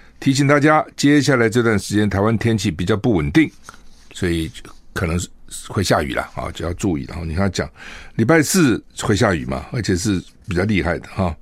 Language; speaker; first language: Chinese; native; Chinese